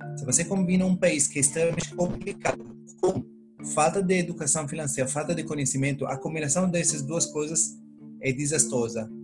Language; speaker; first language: Portuguese; non-native, fluent; Hebrew